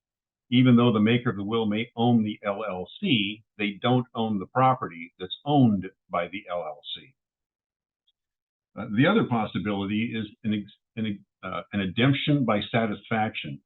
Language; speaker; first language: English; native; English